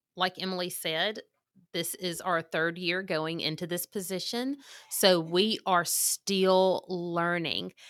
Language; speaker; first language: English; native; English